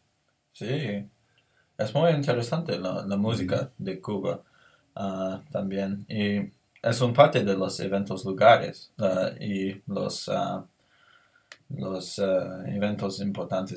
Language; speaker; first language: Spanish; non-native, learner; English